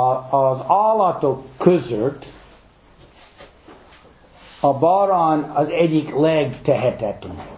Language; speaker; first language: Hungarian; early bilingual, heritage; English